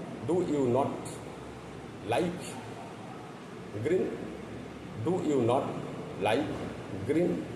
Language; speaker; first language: English; non-native, local second language; Bangla